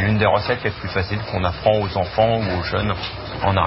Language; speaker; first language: French; native; French